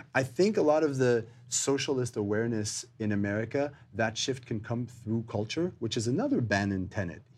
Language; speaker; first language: English; non-native, fluent; Turkish